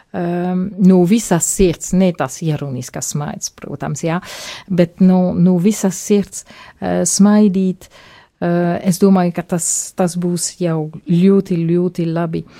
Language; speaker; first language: Latvian; non-native, fluent; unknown